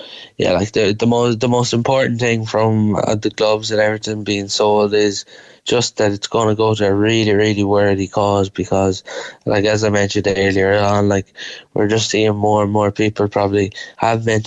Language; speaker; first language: English; native; English